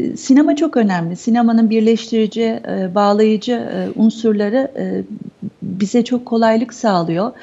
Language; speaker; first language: Turkish; native; Turkish